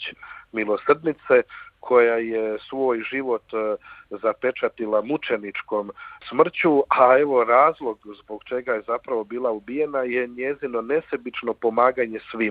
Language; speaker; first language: Croatian; native; Croatian